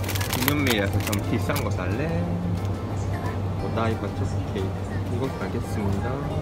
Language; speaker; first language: Korean; non-native, fluent; Japanese